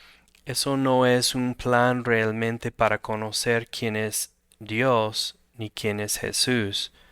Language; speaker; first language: Spanish; non-native, fluent; English